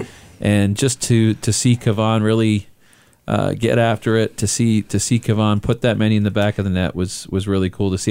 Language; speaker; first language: English; native; English